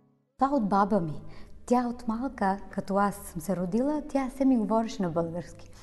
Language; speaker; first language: Bulgarian; early bilingual, heritage; Bulgarian